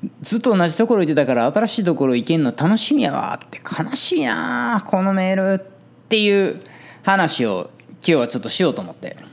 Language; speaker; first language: Japanese; native; Japanese